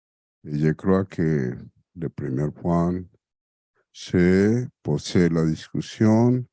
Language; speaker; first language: French; non-native, fluent; Spanish